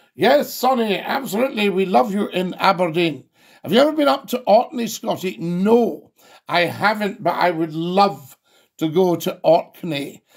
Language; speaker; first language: English; native; English